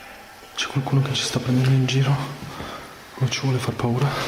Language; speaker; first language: Italian; native; Italian